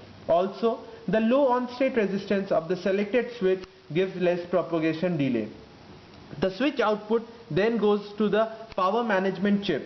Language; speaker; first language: English; non-native, local second language; Bangla